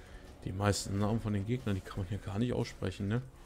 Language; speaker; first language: German; native; German